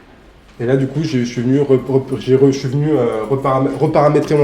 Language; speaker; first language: French; native; French